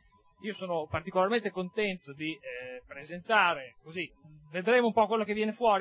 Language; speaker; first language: Italian; native; Italian